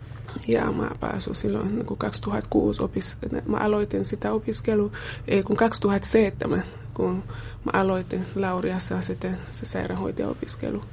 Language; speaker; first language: Finnish; non-native, fluent; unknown